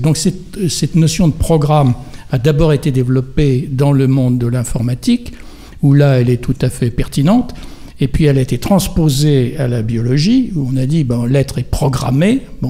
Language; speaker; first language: French; native; French